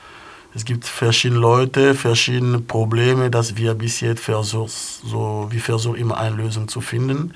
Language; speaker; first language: German; non-native, fluent; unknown